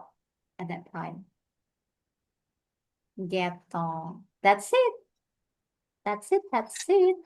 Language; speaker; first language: English; non-native, fluent; Indonesian